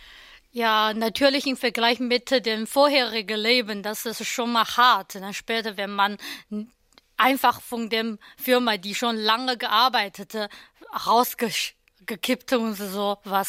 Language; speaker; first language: German; non-native, learner; Chinese